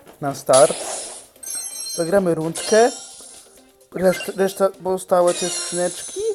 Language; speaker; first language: Polish; native; Polish